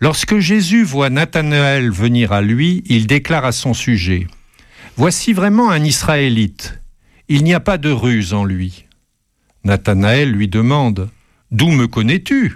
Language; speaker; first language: French; native; French